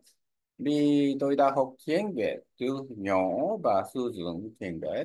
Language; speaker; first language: Vietnamese; non-native, learner; Korean